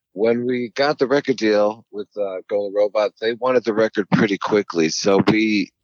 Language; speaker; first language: English; native; English